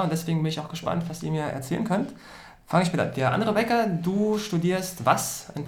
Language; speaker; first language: German; native; German